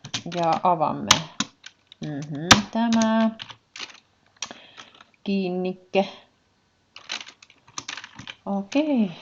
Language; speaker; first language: Finnish; non-native, learner; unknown